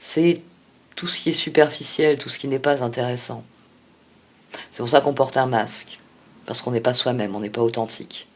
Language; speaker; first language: French; native; French